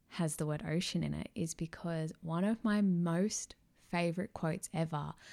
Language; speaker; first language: English; native; English